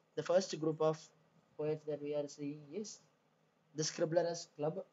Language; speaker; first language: English; non-native, local second language; Tamil